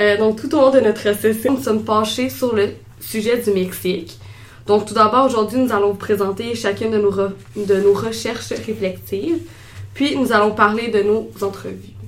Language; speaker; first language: French; native; French